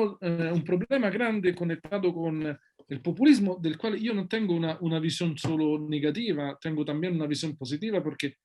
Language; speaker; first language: Spanish; non-native, fluent; Italian